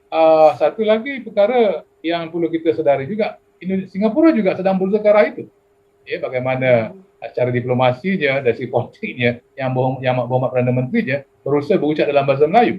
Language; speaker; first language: Malay; native; Malay